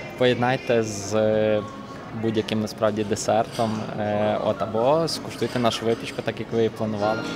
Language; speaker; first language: Ukrainian; native; Ukrainian